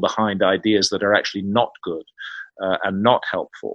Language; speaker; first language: English; native; English